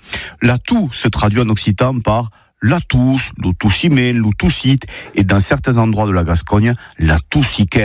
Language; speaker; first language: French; native; French